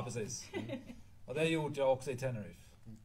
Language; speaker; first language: Swedish; non-native, learner; English